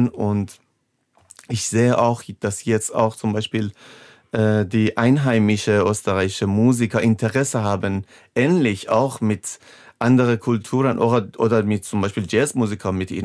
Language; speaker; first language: German; non-native, fluent; Persian